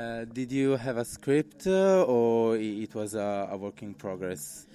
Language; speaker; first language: English; non-native, fluent; Italian